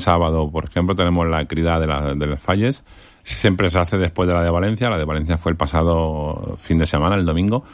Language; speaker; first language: Spanish; native; Spanish